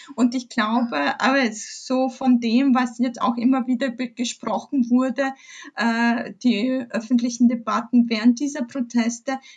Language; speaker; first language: German; early bilingual, other home language; Polish